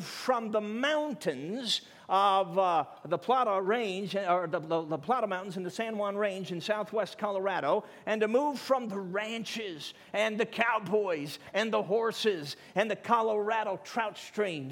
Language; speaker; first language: English; native; English